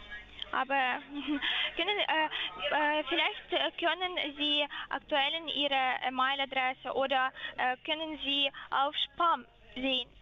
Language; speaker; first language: German; non-native, learner; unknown